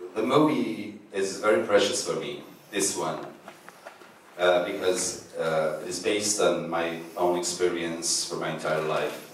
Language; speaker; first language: English; non-native, learner; Persian